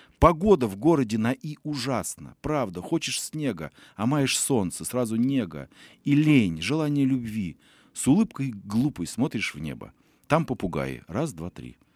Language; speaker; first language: Russian; native; Russian